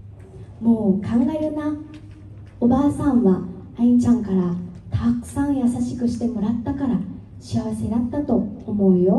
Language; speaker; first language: Japanese; non-native, fluent; Vietnamese